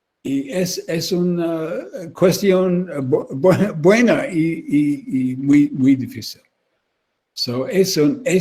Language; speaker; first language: Spanish; non-native, learner; English